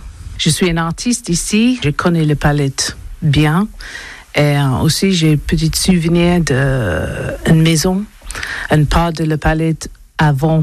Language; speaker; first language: French; non-native, learner; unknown